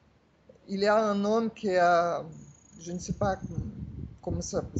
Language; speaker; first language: French; non-native, fluent; Portuguese